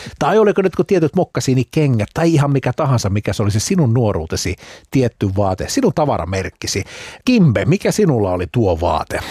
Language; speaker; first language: Finnish; native; Finnish